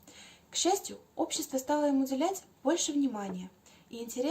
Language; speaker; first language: Russian; native; Russian